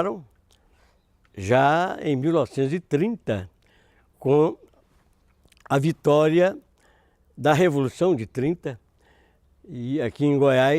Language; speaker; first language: Portuguese; native; Portuguese